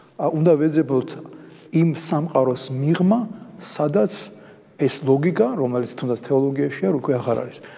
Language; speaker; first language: Georgian; native; Georgian